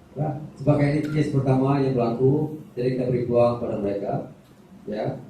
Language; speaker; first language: Malay; native; Malay